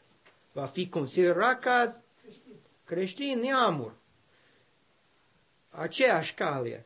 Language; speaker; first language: Romanian; non-native, learner; English